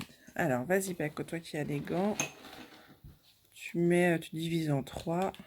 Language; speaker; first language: French; native; French